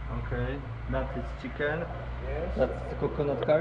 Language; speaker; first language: English; non-native, fluent; Polish